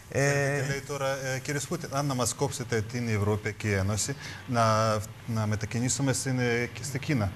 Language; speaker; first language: Greek; non-native, learner; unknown